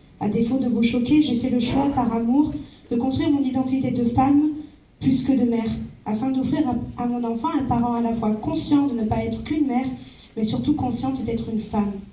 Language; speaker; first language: French; early bilingual, other home language; Arabic